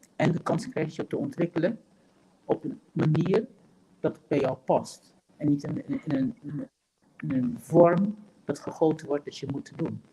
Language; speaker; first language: Dutch; non-native, local second language; Papiamento